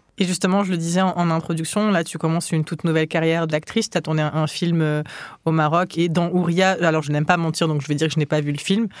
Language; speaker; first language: French; early bilingual, other home language; Arabic